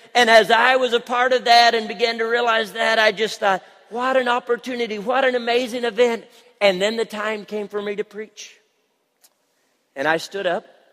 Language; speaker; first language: English; native; English